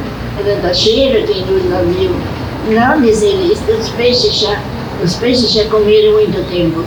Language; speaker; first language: Portuguese; non-native, local second language; German